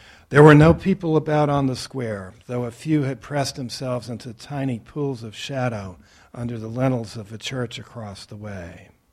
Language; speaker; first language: English; native; English